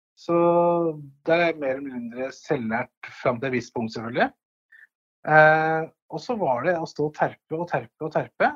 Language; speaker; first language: Norwegian; native; Norwegian